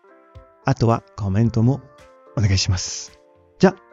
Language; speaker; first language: Japanese; non-native, fluent; French